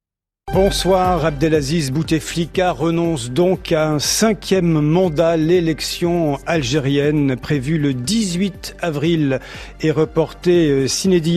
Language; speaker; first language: French; native; French